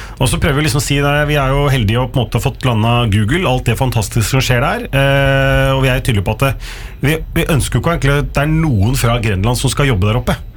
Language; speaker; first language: Norwegian; native; Norwegian